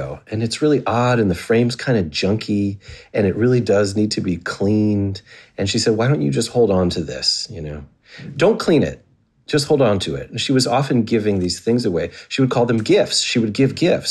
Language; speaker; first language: English; native; English